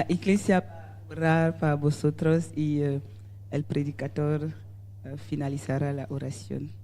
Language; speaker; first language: Spanish; non-native, learner; French